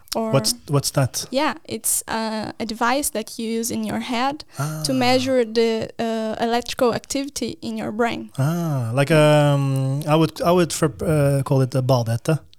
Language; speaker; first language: English; non-native, fluent; Portuguese